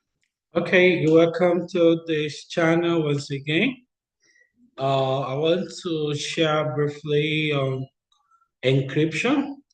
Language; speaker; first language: English; non-native, local second language; Yoruba